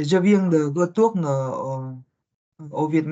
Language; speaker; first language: French; non-native, learner; Vietnamese